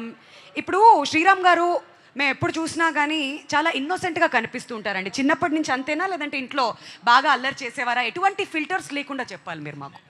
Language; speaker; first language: Telugu; native; Telugu